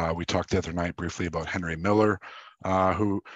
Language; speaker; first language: English; native; English